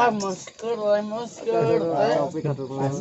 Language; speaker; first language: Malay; non-native, local second language; Sundanese